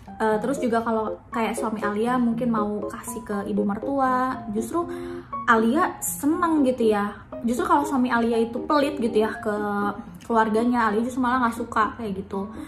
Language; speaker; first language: Indonesian; native; Indonesian